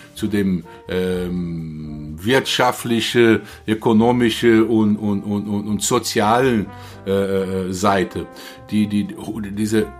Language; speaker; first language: German; non-native, learner; Portuguese